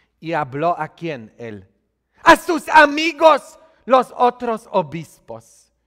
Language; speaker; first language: Spanish; non-native, fluent; Polish